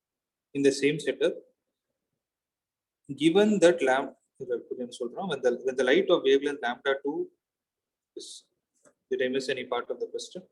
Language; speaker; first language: English; non-native, local second language; Tamil